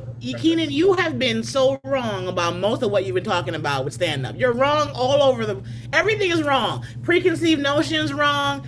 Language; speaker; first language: English; native; English